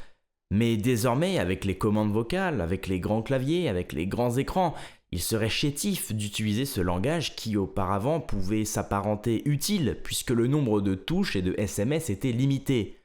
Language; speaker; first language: French; native; French